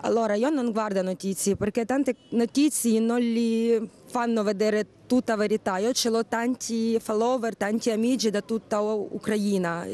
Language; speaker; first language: Italian; non-native, learner; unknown